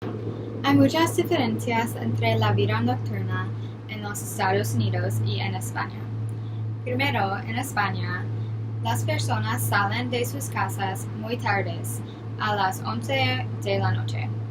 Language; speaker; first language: Spanish; non-native, learner; English